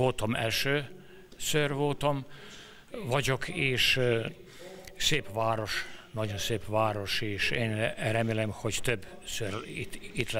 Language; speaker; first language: Hungarian; non-native, learner; Serbian